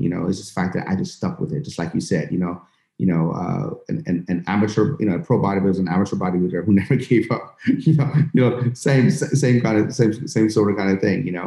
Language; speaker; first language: English; early bilingual, other home language; Persian